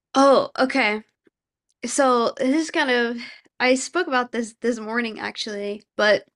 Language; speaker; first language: English; early bilingual, other home language; Korean